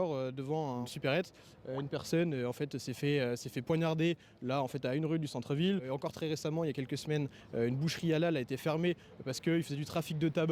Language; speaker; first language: French; native; French